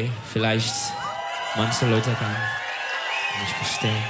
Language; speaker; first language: German; non-native, learner; Turkish